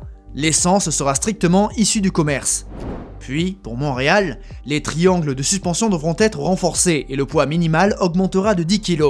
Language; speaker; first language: French; native; French